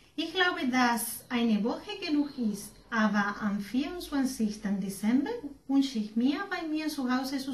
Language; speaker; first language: German; non-native, learner; Spanish